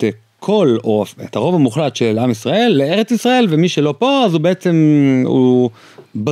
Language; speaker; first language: Hebrew; native; Hebrew